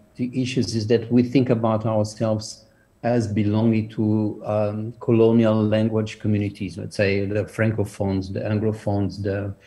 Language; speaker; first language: English; non-native, fluent; Portuguese